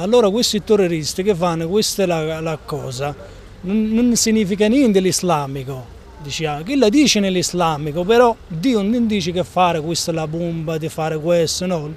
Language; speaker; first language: Italian; non-native, learner; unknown